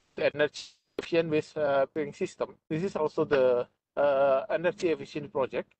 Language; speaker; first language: English; non-native, fluent; Indonesian